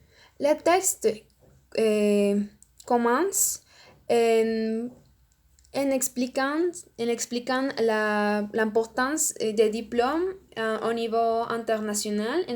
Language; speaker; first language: French; non-native, learner; Spanish